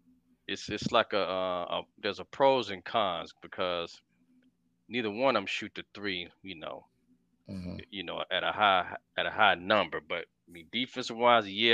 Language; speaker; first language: English; native; English